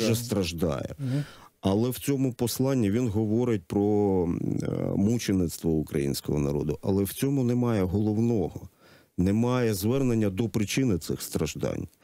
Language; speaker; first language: Ukrainian; native; Ukrainian